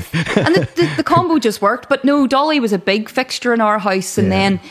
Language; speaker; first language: English; native; English